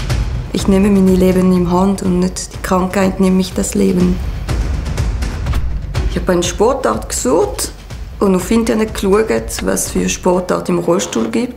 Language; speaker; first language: German; non-native, local second language; French